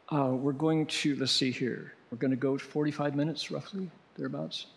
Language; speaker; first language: English; native; English